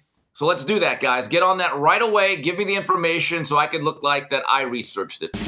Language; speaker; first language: English; native; English